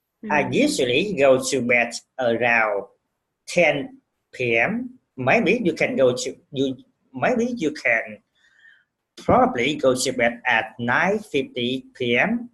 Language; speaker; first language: English; non-native, fluent; Vietnamese